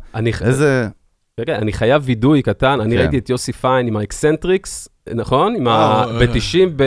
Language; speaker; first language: Hebrew; native; Hebrew